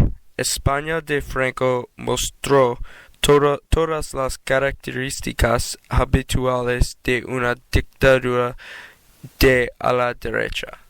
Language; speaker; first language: Spanish; non-native, learner; English